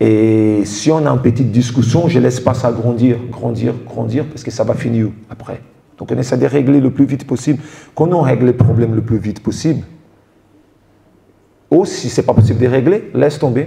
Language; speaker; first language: French; non-native, fluent; Portuguese